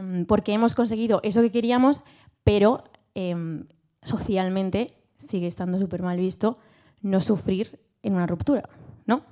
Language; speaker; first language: Spanish; native; Spanish